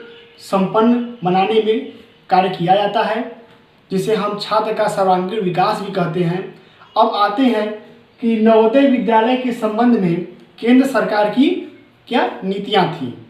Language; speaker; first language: Hindi; native; Hindi